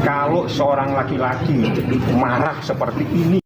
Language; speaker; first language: Indonesian; native; Indonesian